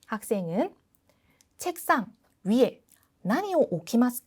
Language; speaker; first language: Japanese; non-native, fluent; Korean